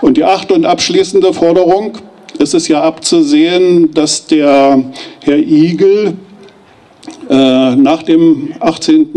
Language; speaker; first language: German; native; German